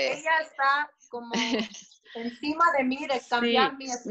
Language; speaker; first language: Spanish; native; Spanish